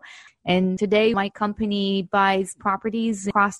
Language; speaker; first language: English; non-native, fluent; Hebrew